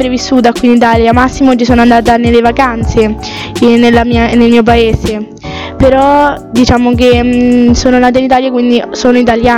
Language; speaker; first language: Italian; early bilingual, other home language; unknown